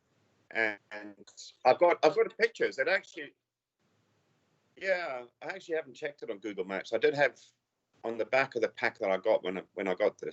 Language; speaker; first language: English; native; English